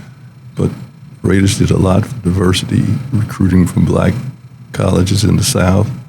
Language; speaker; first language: English; native; English